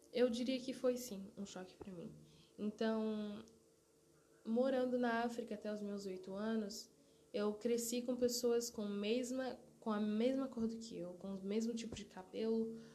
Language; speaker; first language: Portuguese; early bilingual, other home language; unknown